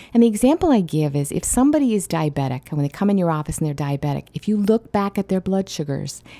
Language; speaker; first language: English; native; English